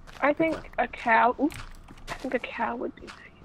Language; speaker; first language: English; native; English